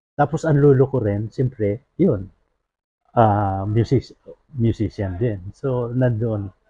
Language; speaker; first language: Filipino; non-native, local second language; Bikol